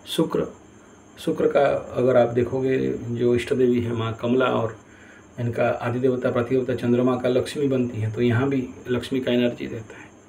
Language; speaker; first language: Hindi; non-native, local second language; Odia